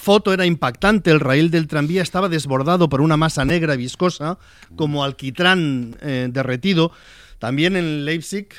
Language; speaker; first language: Spanish; native; Spanish